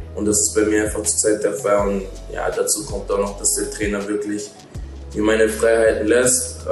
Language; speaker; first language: German; native; German